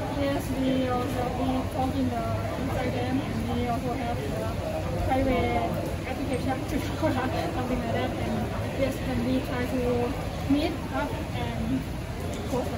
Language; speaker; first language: English; non-native, learner; Thai